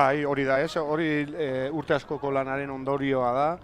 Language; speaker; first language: Basque; native; Basque